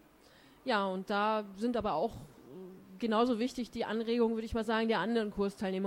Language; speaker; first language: German; native; German